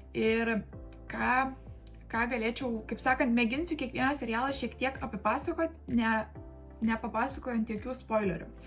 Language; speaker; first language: Lithuanian; native; Lithuanian